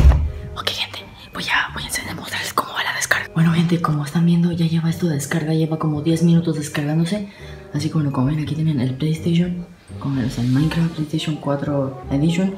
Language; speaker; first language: Spanish; native; Spanish